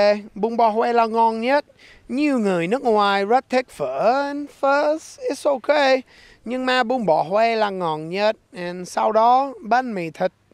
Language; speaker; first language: Vietnamese; non-native, learner; English